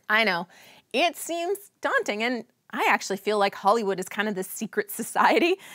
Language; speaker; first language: English; native; English